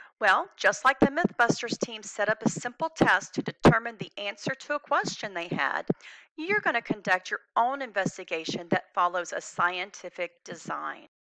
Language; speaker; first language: English; native; English